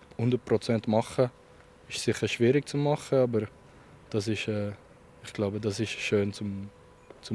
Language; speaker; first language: German; non-native, local second language; French